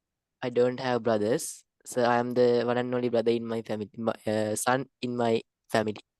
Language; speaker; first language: English; non-native, learner; Sinhala